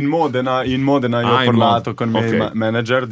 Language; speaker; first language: Italian; non-native, learner; Slovenian